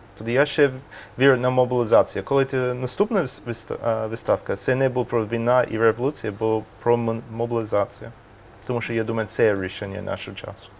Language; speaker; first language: Ukrainian; non-native, learner; English